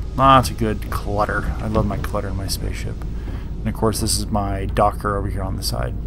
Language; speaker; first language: English; native; English